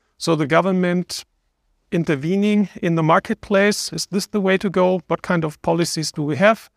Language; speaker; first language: English; non-native, fluent; German